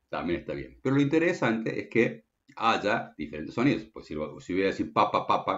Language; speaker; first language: Spanish; native; Spanish